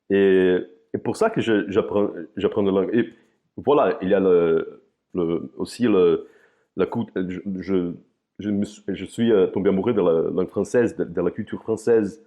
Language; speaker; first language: French; non-native, fluent; Portuguese